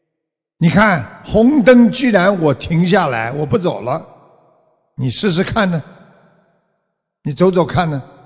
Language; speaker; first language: Chinese; native; Chinese